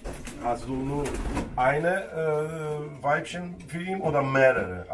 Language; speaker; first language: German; non-native, fluent; Polish